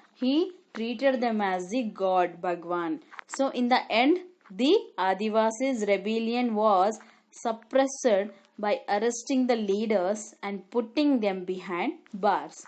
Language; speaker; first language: English; non-native, local second language; Telugu